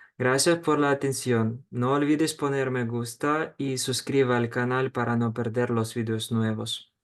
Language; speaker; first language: Spanish; non-native, fluent; Ukrainian